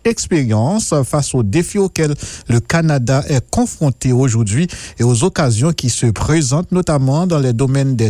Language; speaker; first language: French; native; French